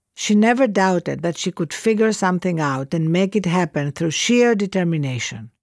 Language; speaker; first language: English; non-native, fluent; Greek